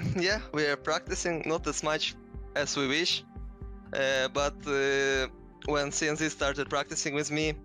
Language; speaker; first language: English; non-native, fluent; Russian